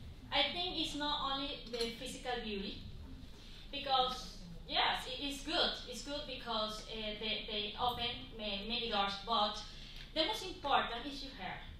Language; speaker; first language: English; non-native, learner; Spanish